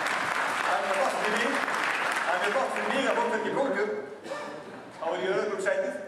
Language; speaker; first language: Icelandic; native; Icelandic